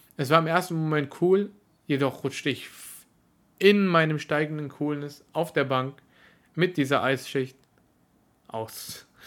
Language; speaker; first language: German; early bilingual, other home language; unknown